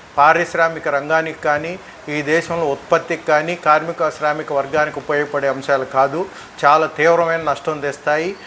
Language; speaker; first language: Telugu; native; Telugu